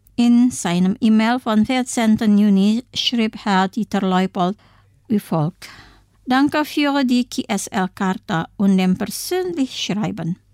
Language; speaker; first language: German; non-native, fluent; Indonesian